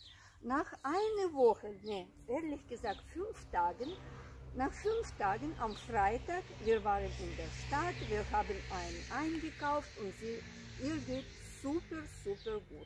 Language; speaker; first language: German; non-native, learner; Russian